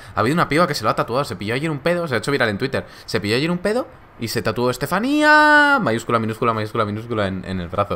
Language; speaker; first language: Spanish; native; Spanish